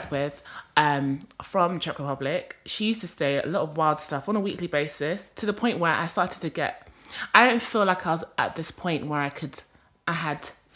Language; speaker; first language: English; non-native, local second language; Kinyarwanda